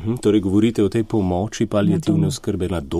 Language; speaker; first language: Slovenian; native; Slovenian